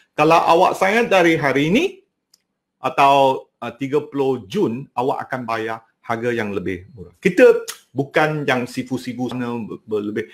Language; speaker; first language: Malay; non-native, local second language; Cantonese